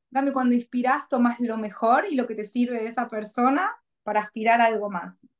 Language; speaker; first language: Spanish; native; Spanish